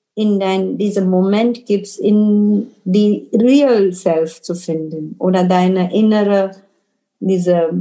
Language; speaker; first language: German; non-native, fluent; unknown